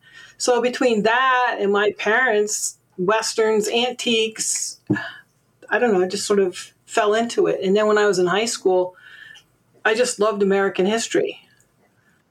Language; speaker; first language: English; native; English